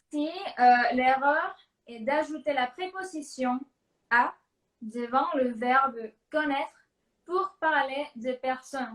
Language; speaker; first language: French; non-native, fluent; Spanish